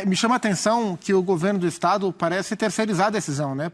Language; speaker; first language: Portuguese; native; Portuguese